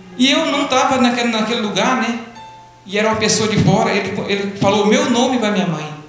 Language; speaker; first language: Portuguese; native; Portuguese